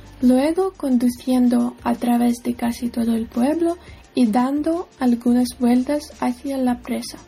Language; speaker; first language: Spanish; non-native, learner; Ukrainian